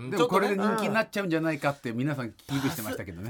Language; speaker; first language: Japanese; native; Japanese